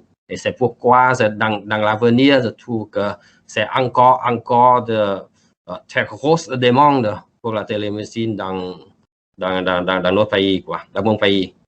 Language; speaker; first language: French; non-native, learner; Vietnamese